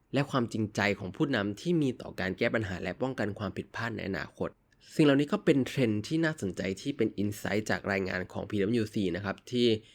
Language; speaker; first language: Thai; native; Thai